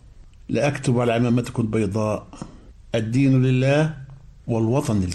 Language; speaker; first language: Arabic; native; Arabic